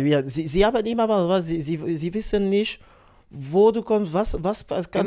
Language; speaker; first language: German; non-native, learner; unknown